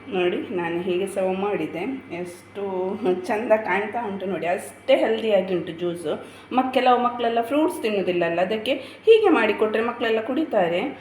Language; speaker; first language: Kannada; non-native, local second language; Tulu